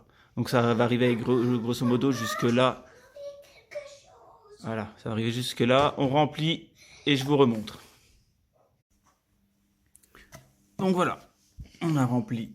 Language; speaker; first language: French; native; French